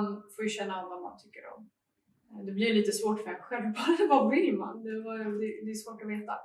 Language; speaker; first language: Swedish; native; Swedish